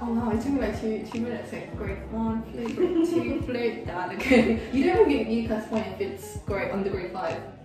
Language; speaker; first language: English; early bilingual, other home language; Korean